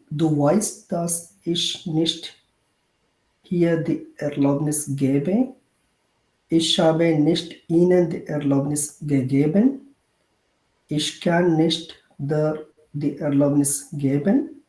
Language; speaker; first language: German; non-native, learner; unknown